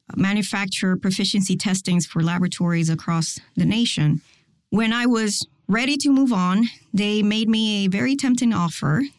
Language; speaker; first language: English; non-native, fluent; Spanish